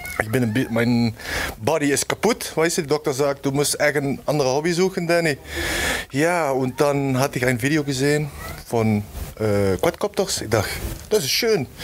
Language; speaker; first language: German; non-native, learner; Dutch